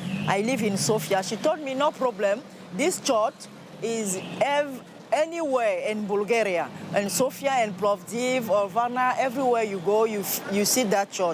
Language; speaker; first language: English; non-native, learner; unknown